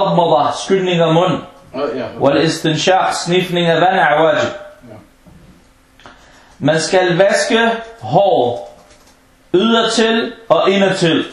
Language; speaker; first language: Danish; non-native, fluent; Arabic